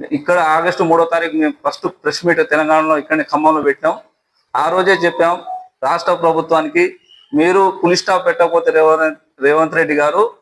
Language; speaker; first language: Telugu; non-native, local second language; Lambadi